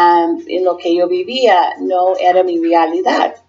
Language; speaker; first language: Spanish; non-native, fluent; English